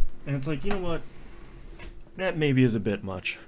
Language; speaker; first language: English; native; English